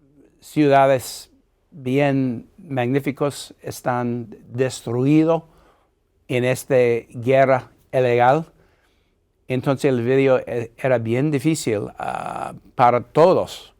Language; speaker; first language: Spanish; non-native, fluent; English